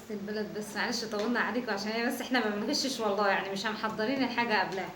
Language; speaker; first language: Egyptian Arabic; native; Egyptian Arabic